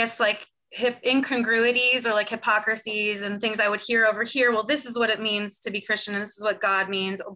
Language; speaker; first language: English; native; English